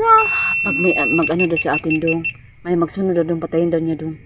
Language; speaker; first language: Filipino; non-native, local second language; Cebuano